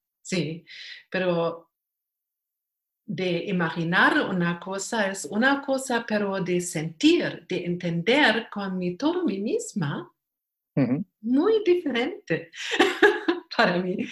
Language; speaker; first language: Spanish; non-native, learner; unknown